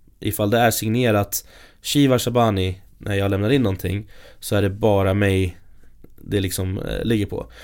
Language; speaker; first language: Swedish; native; Swedish